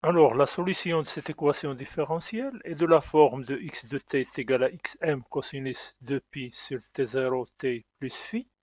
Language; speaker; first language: French; non-native, local second language; Arabic